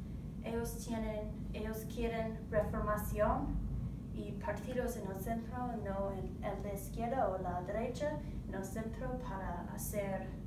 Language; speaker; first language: Spanish; non-native, learner; English